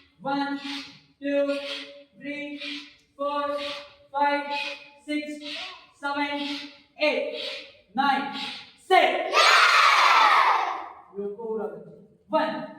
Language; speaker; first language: English; non-native, local second language; Kannada